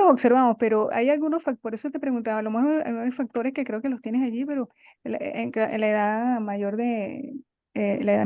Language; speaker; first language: Spanish; native; Spanish